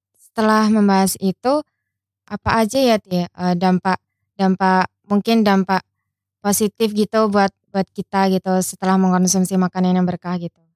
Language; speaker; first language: Indonesian; native; Indonesian